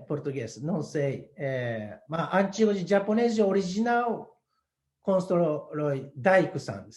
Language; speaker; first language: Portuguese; non-native, learner; Japanese